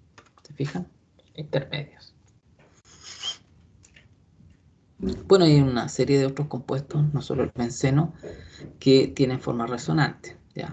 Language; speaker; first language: Spanish; native; Spanish